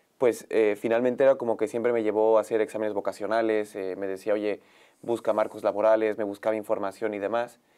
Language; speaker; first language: Spanish; native; Spanish